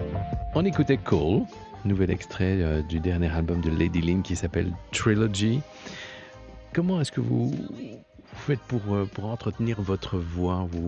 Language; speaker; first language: French; native; French